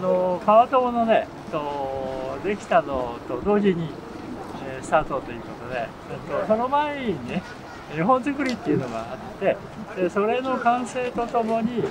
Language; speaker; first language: Japanese; native; Japanese